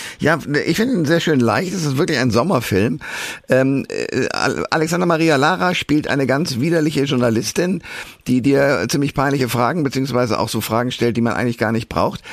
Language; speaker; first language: German; native; German